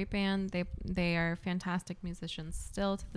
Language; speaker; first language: English; native; English